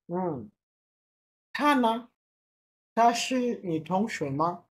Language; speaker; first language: Chinese; non-native, fluent; Swahili